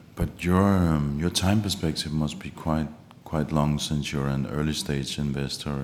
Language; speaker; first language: English; non-native, fluent; Danish